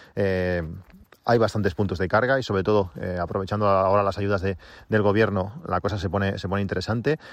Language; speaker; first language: Spanish; native; Spanish